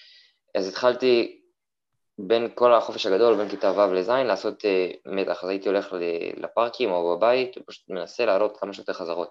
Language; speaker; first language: Hebrew; native; Hebrew